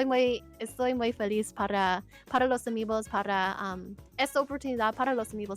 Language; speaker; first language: Spanish; non-native, learner; English